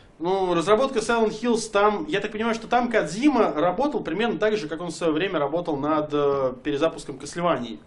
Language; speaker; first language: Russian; native; Russian